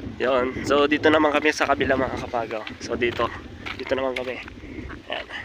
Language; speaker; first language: Filipino; non-native, local second language; Iloko